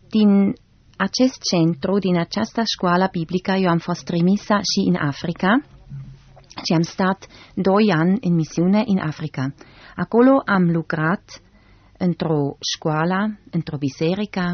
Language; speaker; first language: Romanian; non-native, fluent; German